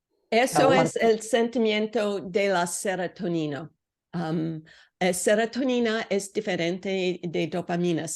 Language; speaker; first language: Spanish; non-native, learner; English